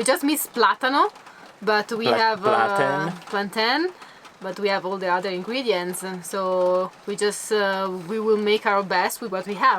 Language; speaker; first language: English; non-native, fluent; Italian